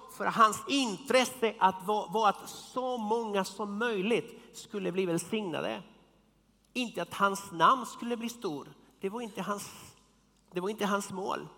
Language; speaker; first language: Swedish; non-native, fluent; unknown